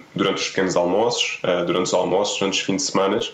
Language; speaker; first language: Portuguese; native; Portuguese